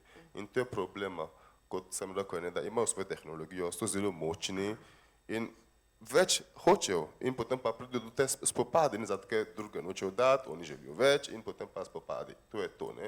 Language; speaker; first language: Slovenian; non-native, fluent; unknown